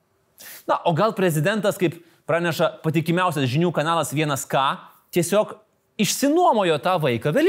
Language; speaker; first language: Lithuanian; native; Lithuanian